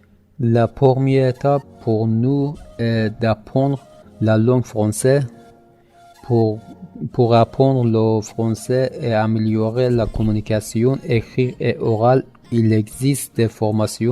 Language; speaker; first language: French; non-native, learner; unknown